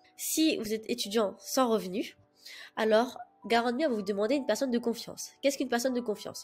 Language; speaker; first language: French; native; French